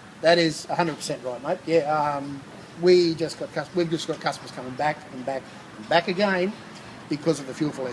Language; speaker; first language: English; native; English